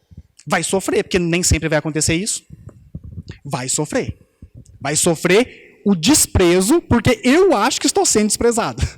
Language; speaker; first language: Portuguese; native; Portuguese